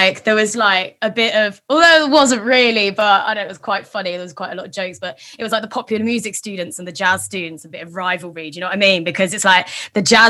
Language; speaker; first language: English; native; English